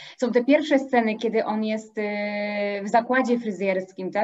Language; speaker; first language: Polish; native; Polish